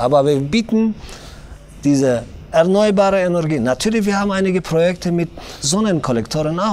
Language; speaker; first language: German; non-native, learner; Tajik